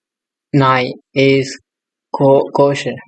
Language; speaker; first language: German; non-native, learner; Spanish